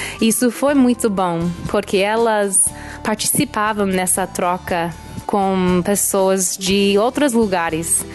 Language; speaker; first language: Portuguese; non-native, fluent; English